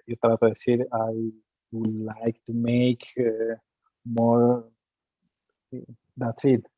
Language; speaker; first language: English; non-native, learner; Spanish